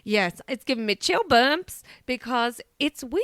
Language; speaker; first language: English; native; English